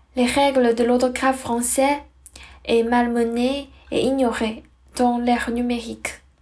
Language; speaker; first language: French; non-native, learner; Chinese